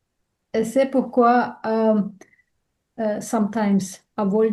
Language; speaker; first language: French; non-native, learner; Russian